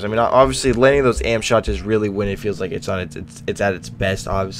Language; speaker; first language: English; native; English